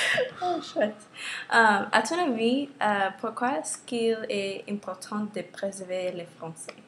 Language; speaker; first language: French; non-native, learner; English